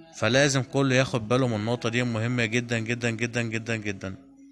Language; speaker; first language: Arabic; native; Arabic